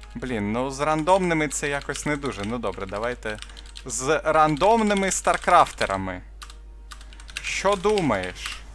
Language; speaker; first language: Ukrainian; non-native, local second language; Russian